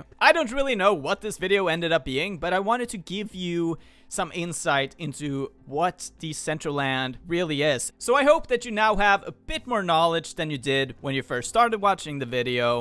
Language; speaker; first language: English; non-native, fluent; Swedish